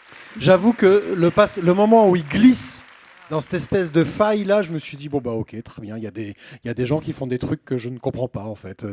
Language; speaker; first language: French; native; French